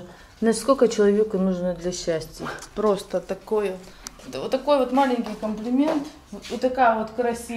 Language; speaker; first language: Russian; native; Russian